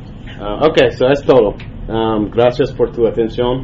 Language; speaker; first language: Spanish; non-native, learner; English